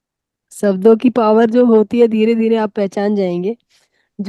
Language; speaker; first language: Hindi; native; Hindi